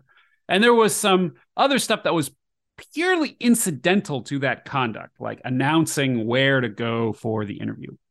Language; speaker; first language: English; native; English